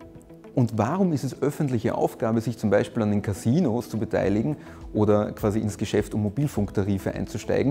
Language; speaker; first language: German; native; German